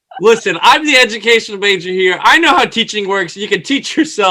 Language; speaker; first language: English; native; English